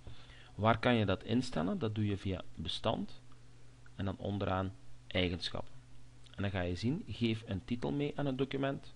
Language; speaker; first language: Dutch; native; Dutch